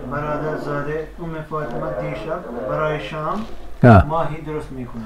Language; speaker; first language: Persian; non-native, learner; Urdu